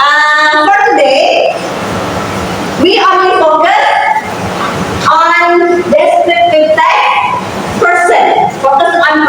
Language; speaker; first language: English; non-native, fluent; Indonesian